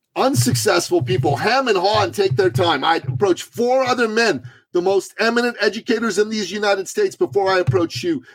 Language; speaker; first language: English; early bilingual, other home language; Persian